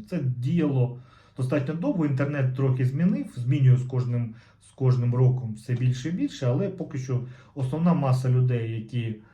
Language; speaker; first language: Ukrainian; non-native, local second language; Russian